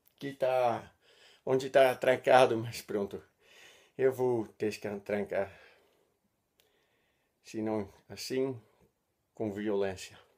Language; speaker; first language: Portuguese; non-native, learner; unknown